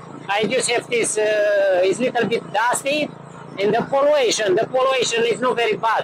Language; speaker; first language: English; non-native, learner; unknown